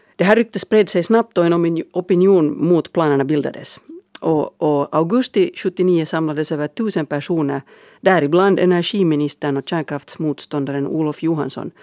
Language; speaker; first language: Swedish; native; Swedish